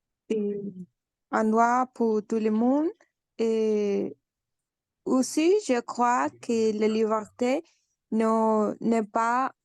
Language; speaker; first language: French; non-native, learner; Spanish